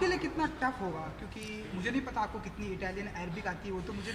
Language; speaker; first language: Hindi; native; Hindi